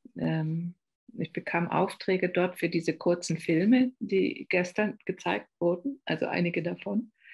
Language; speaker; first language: German; native; German